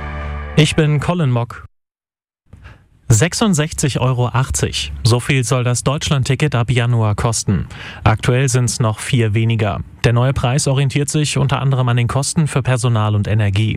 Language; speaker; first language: German; native; German